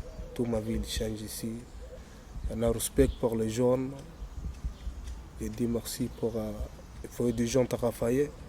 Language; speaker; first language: French; non-native, learner; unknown